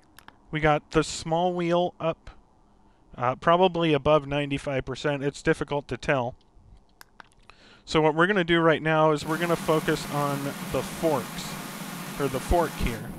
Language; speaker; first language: English; native; English